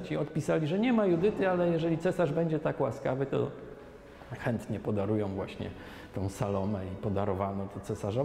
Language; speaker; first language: Polish; native; Polish